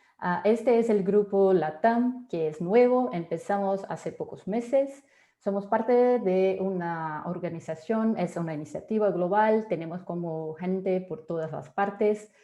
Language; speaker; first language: Spanish; non-native, fluent; Portuguese